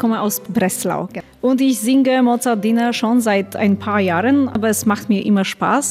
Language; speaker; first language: German; non-native, fluent; Polish